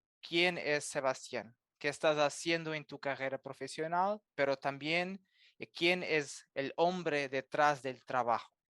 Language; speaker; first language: Spanish; non-native, fluent; Portuguese